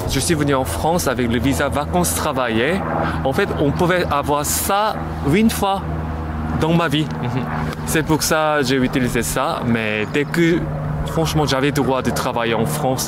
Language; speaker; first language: French; non-native, learner; Korean